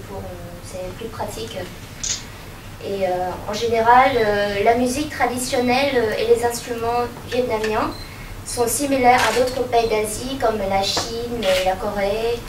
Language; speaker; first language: French; non-native, fluent; Vietnamese